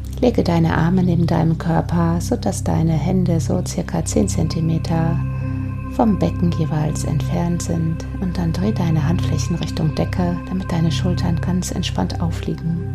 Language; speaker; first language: German; native; German